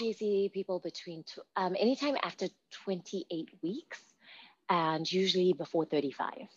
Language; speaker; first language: English; non-native, local second language; Shona